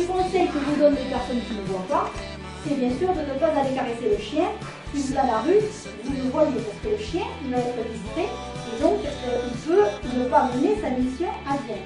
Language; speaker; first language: French; native; French